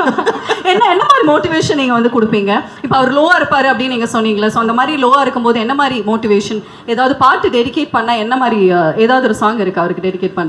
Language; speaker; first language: Tamil; native; Tamil